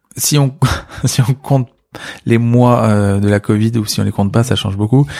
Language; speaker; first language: French; native; French